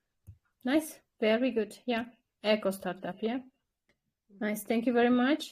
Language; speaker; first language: English; non-native, fluent; Kyrgyz